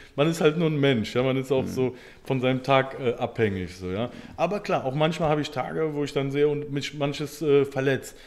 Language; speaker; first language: German; native; German